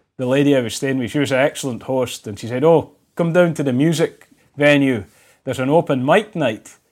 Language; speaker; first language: English; native; English